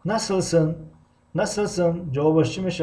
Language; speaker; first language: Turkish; non-native, fluent; Tajik